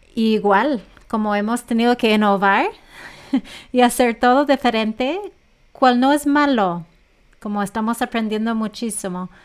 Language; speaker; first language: Spanish; early bilingual, heritage; Spanish